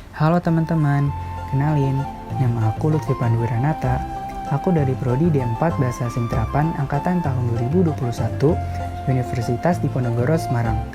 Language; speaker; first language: Indonesian; native; Indonesian